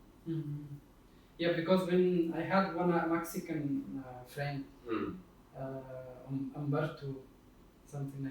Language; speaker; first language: English; non-native, fluent; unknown